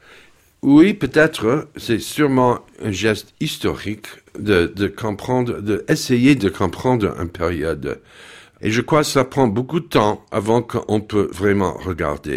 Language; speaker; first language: French; non-native, fluent; English